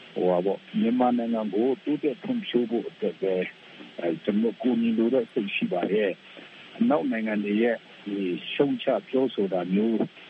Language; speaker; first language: Burmese; non-native, local second language; Kachin